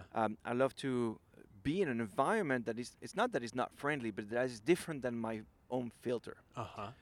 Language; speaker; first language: English; non-native, fluent; French